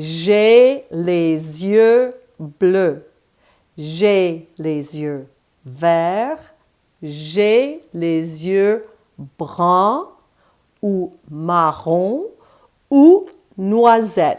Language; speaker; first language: French; non-native, fluent; English